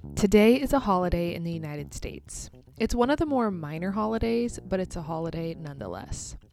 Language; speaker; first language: English; native; English